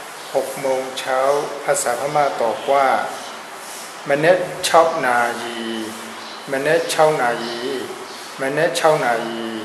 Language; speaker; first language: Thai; non-native, fluent; Burmese